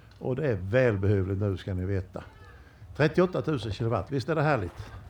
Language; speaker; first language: Swedish; native; Swedish